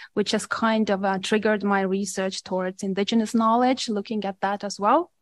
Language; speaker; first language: English; non-native, fluent; Estonian